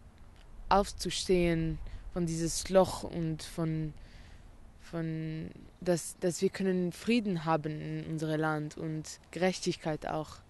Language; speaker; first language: German; non-native, learner; Arabic